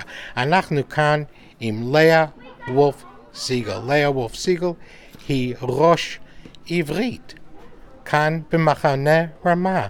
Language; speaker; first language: Hebrew; non-native, learner; English